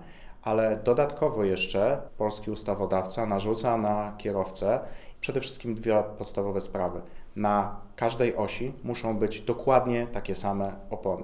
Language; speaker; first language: Polish; native; Polish